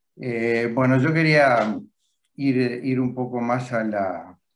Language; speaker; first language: Spanish; native; Spanish